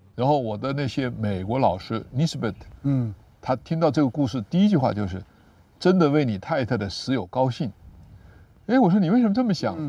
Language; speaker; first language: Chinese; native; Chinese